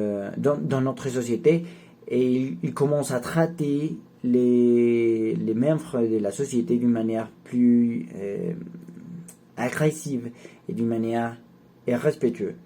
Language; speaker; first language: French; non-native, learner; Spanish